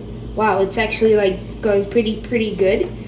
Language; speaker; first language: English; non-native, fluent; Kabuverdianu